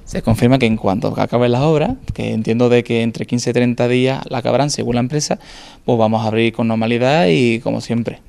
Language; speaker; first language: Spanish; native; Spanish